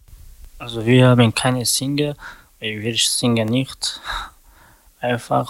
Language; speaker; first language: German; non-native, learner; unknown